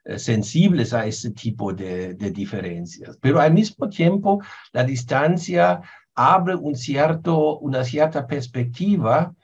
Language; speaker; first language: Spanish; non-native, fluent; German